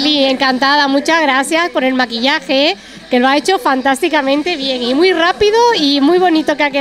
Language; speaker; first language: Spanish; native; Spanish